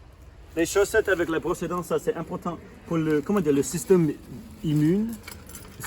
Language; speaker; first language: French; non-native, fluent; English